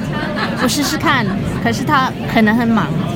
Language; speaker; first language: Chinese; non-native, local second language; Cantonese